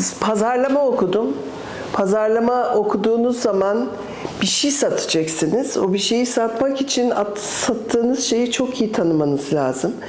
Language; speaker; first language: Turkish; early bilingual, other home language; English